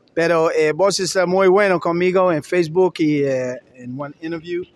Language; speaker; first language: Spanish; non-native, learner; English